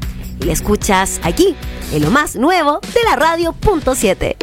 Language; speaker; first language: Spanish; native; Spanish